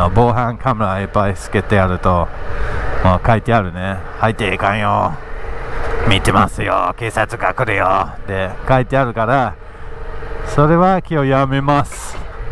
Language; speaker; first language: Japanese; non-native, fluent; English